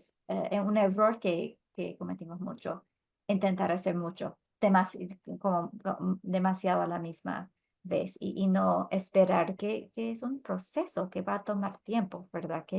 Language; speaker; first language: Spanish; non-native, fluent; English